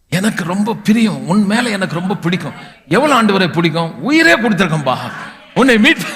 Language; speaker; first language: Tamil; non-native, local second language; Malayalam